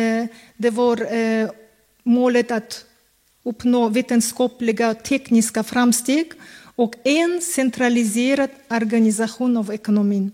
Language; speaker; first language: Swedish; non-native, fluent; Kazakh